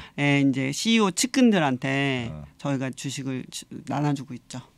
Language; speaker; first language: Korean; native; Korean